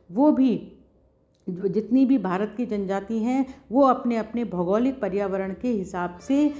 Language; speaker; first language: Hindi; native; Hindi